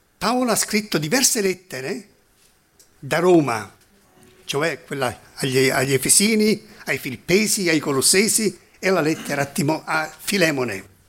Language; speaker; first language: Italian; non-native, fluent; German